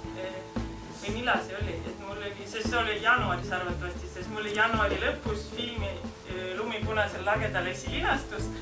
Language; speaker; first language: Estonian; early bilingual, other home language; Russian